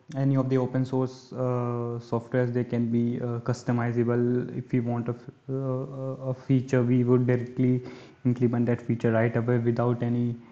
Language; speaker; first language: English; non-native, local second language; Hindi